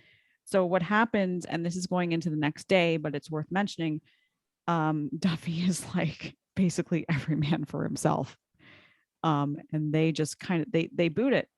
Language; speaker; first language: English; native; English